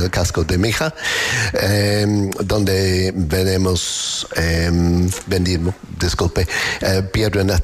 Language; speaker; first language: Spanish; non-native, learner; English